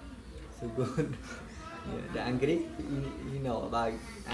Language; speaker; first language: English; non-native, learner; Khmer